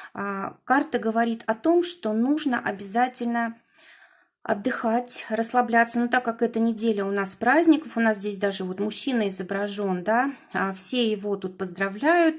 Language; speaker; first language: Russian; native; Russian